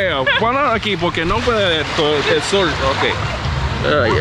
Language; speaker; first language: Spanish; non-native, learner; English